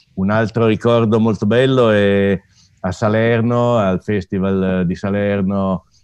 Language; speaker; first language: Italian; native; Italian